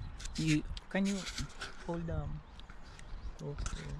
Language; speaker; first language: English; non-native, learner; Filipino